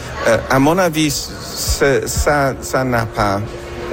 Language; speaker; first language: French; non-native, learner; English